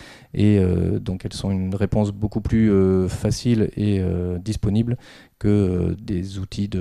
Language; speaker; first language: French; native; French